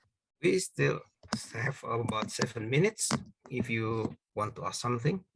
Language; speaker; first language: English; non-native, fluent; Indonesian